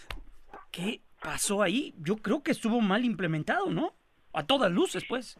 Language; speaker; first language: Spanish; native; Spanish